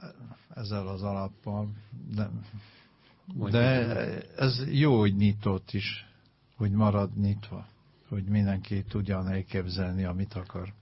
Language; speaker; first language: Hungarian; non-native, learner; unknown